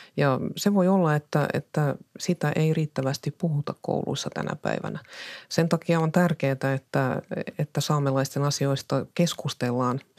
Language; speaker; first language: Finnish; non-native, local second language; Swedish